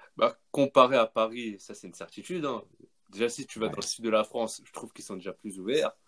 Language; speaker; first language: French; native; French